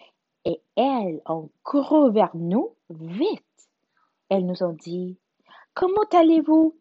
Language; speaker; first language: French; non-native, learner; Spanish